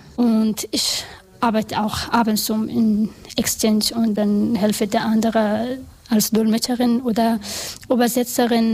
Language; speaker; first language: German; non-native, learner; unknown